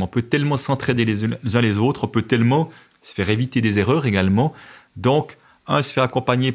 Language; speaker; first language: French; native; French